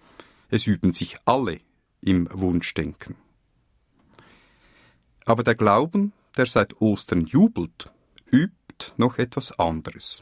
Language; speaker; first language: German; native; German